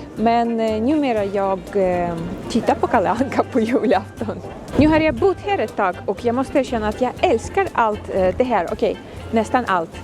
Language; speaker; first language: Swedish; non-native, fluent; Ukrainian